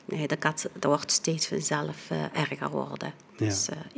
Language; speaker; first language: Dutch; non-native, fluent; Arabic